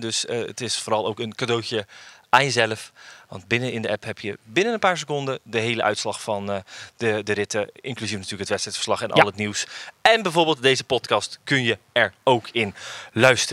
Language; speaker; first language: Dutch; native; Dutch